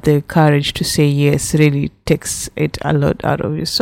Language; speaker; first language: English; non-native, local second language; Swahili